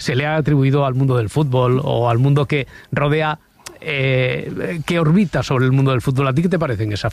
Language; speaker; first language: Spanish; native; Spanish